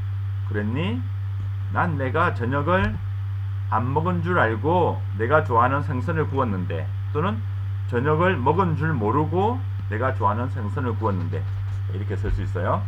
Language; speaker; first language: Korean; native; Korean